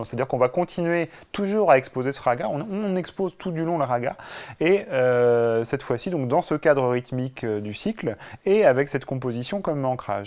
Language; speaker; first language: French; native; French